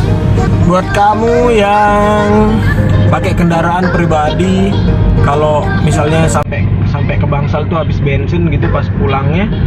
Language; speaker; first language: Indonesian; native; Indonesian